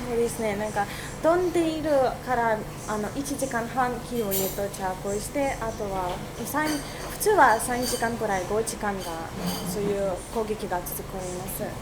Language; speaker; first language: Japanese; non-native, fluent; Russian